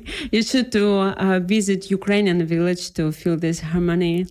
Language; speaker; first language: English; non-native, fluent; Ukrainian